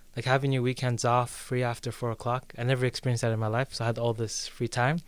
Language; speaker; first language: English; native; English